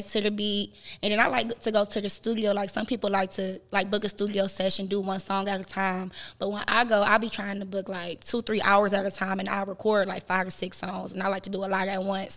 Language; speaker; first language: English; native; English